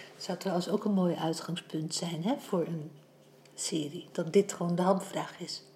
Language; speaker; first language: Dutch; native; Dutch